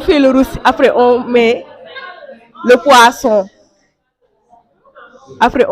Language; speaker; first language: French; non-native, local second language; Wolof